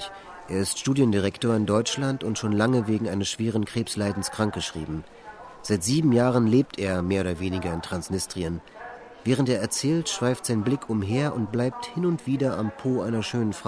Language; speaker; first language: German; native; German